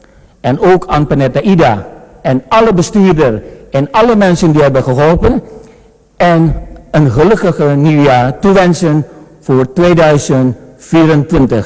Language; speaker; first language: Dutch; non-native, fluent; Indonesian